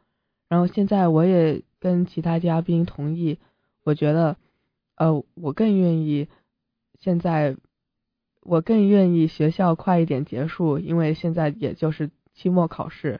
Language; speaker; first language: Chinese; early bilingual, heritage; English